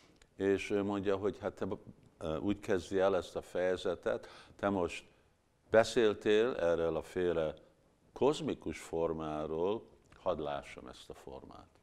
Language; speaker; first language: Hungarian; early bilingual, heritage; Hungarian